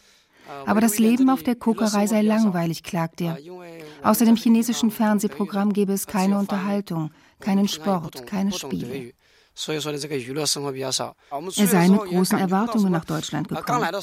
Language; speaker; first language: German; native; German